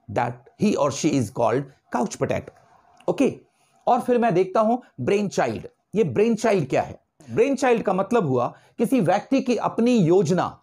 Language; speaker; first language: Hindi; native; Hindi